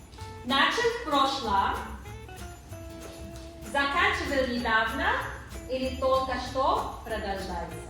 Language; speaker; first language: Russian; non-native, local second language; Tajik